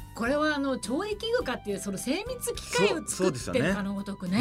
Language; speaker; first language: Japanese; native; Japanese